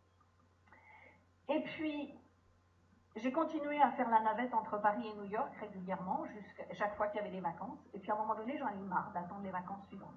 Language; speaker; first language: French; native; French